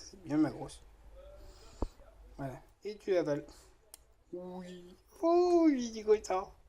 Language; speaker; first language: French; native; French